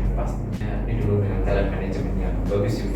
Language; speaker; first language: Indonesian; non-native, local second language; Javanese